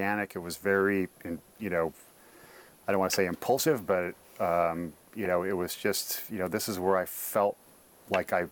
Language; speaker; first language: English; native; English